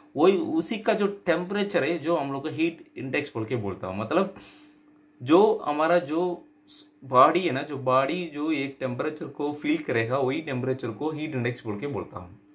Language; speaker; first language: Hindi; non-native, local second language; Tamil